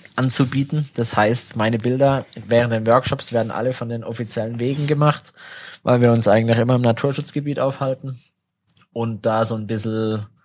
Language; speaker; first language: German; native; German